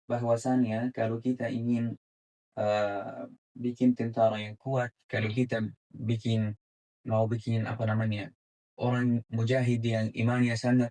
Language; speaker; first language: Indonesian; non-native, fluent; Arabic